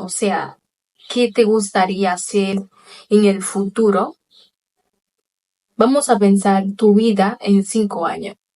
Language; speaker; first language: Spanish; non-native, local second language; Haitian Creole